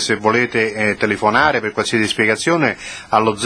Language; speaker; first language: Italian; native; Italian